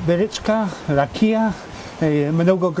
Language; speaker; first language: Bulgarian; non-native, learner; English